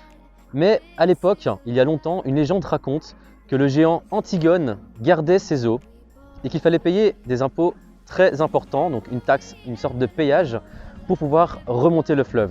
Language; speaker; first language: French; native; French